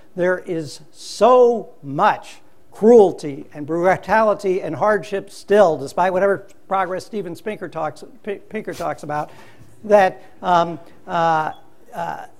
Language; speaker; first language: English; native; English